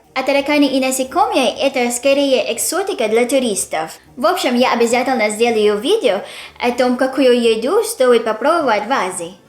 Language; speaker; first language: Russian; non-native, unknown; Filipino